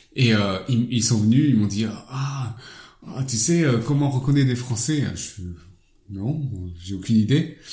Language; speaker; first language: French; early bilingual, other home language; Lao